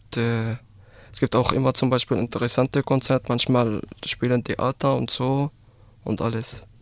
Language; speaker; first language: German; non-native, learner; Arabic